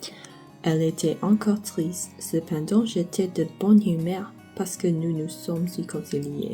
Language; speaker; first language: French; non-native, learner; English